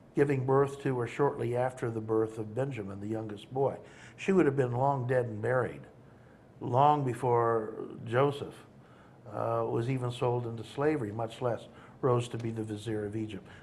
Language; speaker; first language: English; native; English